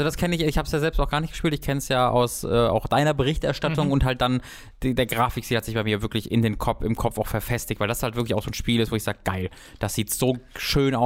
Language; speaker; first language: German; native; German